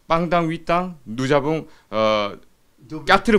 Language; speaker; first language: French; non-native, fluent; Korean